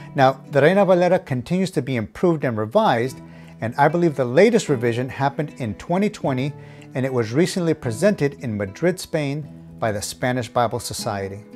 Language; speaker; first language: English; early bilingual, other home language; Spanish